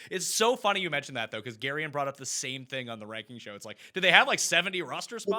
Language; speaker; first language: English; native; English